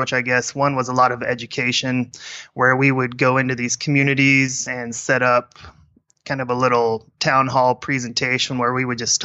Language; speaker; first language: English; native; English